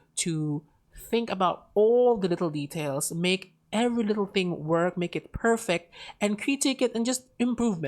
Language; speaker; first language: English; non-native, local second language; Filipino